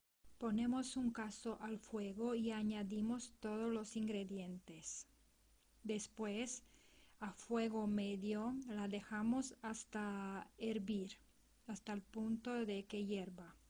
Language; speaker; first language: Spanish; non-native, fluent; Romanian